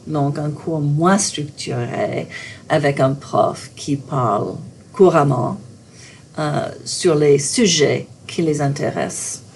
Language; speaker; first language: French; non-native, fluent; English